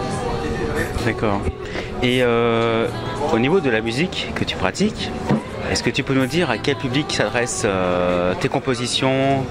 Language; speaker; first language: French; native; French